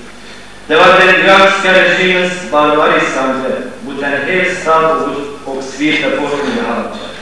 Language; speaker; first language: Swedish; non-native, fluent; Kurdish